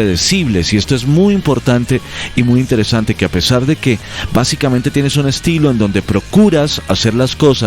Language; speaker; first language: Spanish; native; Spanish